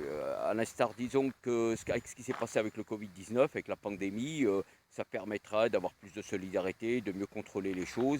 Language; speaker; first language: French; native; French